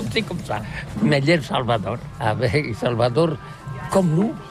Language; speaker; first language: French; non-native, learner; Catalan